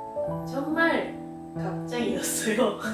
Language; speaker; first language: Korean; non-native, learner; Japanese